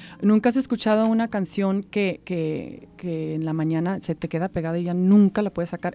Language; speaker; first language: Spanish; native; Spanish